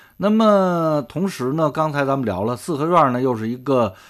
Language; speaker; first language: Chinese; native; Chinese